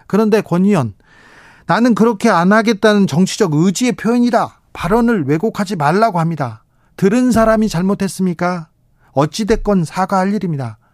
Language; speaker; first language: Korean; native; Korean